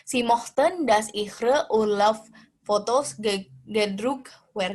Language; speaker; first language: German; non-native, learner; Indonesian